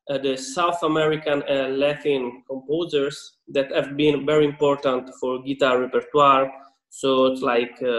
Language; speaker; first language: English; non-native, fluent; Italian